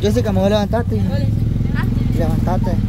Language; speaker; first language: Spanish; native; Spanish